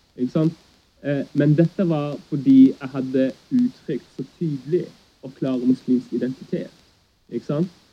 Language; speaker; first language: Norwegian; early bilingual, other home language; Arabic